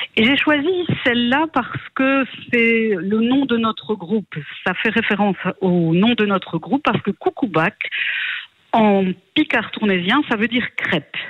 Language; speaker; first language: French; native; French